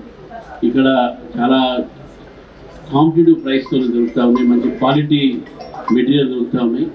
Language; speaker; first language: Telugu; native; Telugu